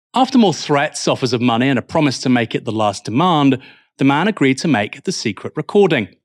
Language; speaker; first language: English; native; English